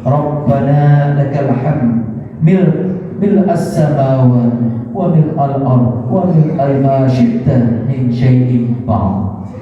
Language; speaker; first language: Indonesian; native; Indonesian